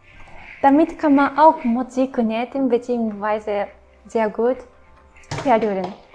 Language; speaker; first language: German; non-native, fluent; Japanese